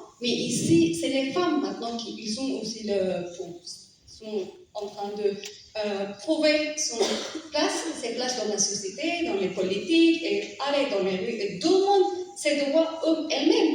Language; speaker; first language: French; non-native, fluent; Persian